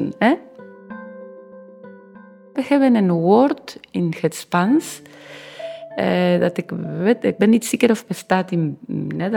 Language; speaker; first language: Dutch; non-native, learner; Spanish